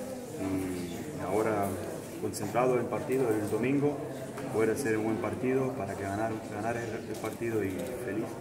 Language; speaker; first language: Spanish; early bilingual, heritage; Spanish